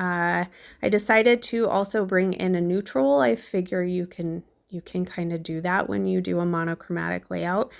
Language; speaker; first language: English; native; English